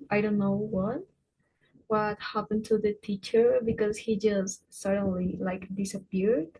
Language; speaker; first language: English; non-native, fluent; Spanish